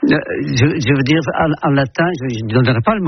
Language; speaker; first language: French; non-native, fluent; Dutch